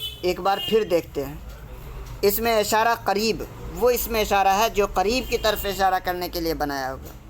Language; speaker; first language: Urdu; native; Urdu